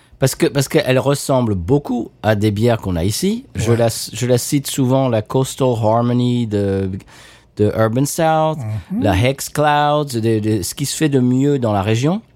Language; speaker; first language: French; native; French